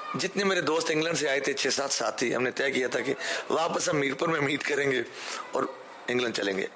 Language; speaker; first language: Urdu; early bilingual, heritage; Urdu